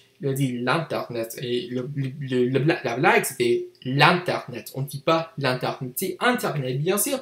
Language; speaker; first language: French; non-native, learner; English